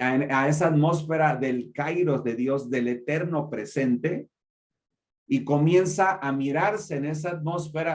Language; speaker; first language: Spanish; native; Spanish